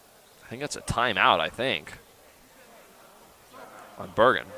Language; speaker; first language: English; native; English